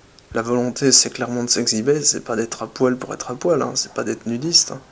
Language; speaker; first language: French; native; French